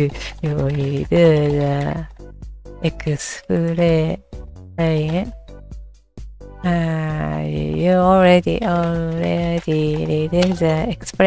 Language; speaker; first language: English; non-native, learner; Japanese